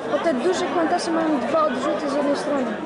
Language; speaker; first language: Polish; early bilingual, other home language; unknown